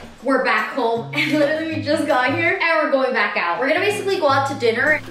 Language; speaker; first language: English; native; English